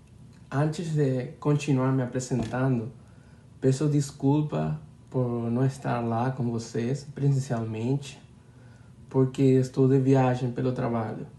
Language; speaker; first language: Portuguese; non-native, learner; Spanish